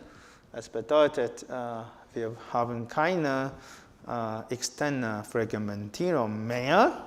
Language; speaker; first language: German; non-native, fluent; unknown